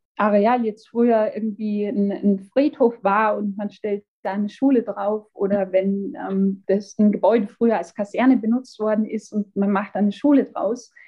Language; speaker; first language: German; native; German